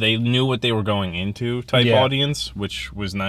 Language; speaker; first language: English; native; English